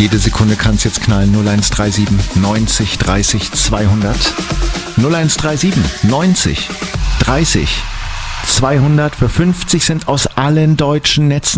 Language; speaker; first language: German; native; German